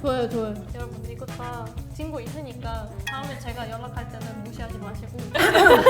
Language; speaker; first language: Korean; non-native, fluent; German